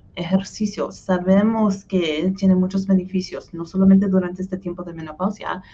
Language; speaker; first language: Spanish; early bilingual, heritage; Spanish